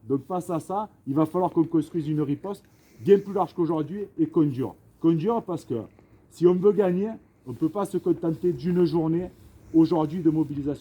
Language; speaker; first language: French; native; French